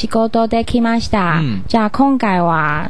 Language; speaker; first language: Japanese; non-native, learner; Chinese